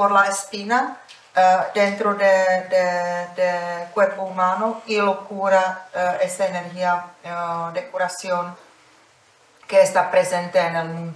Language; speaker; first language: Spanish; non-native, fluent; Czech